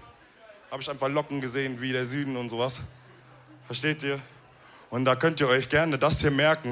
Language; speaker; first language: German; early bilingual, other home language; Wolof